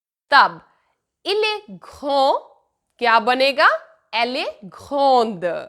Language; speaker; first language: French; non-native, fluent; Hindi